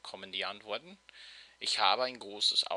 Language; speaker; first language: German; non-native, fluent; English